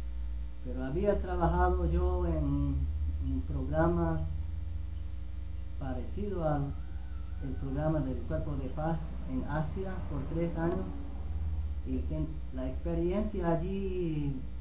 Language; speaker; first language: Spanish; non-native, fluent; English